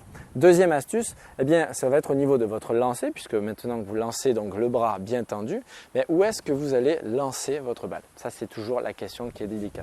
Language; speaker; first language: French; native; French